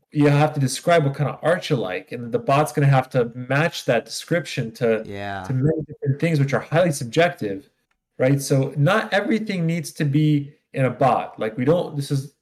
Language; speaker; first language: English; non-native, fluent; Hebrew